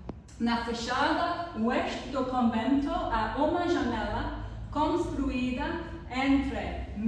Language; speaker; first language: Portuguese; non-native, learner; English